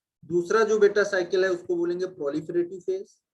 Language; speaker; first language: Hindi; native; Hindi